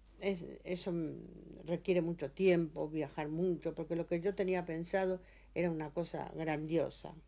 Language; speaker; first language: Spanish; native; Spanish